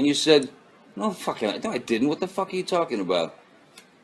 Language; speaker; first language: English; native; English